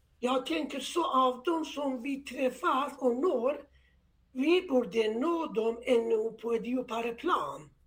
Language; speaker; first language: Swedish; non-native, fluent; Persian